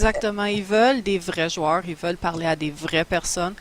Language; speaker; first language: French; native; French